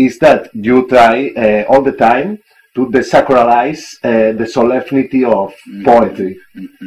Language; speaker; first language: English; non-native, learner; Italian